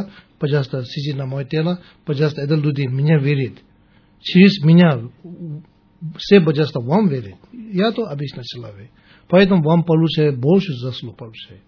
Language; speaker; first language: Russian; non-native, learner; Tibetan